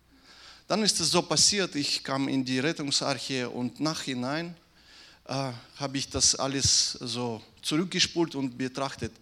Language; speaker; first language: German; non-native, fluent; Russian